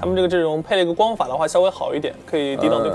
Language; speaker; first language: Chinese; native; Chinese